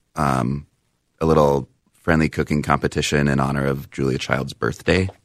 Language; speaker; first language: English; native; English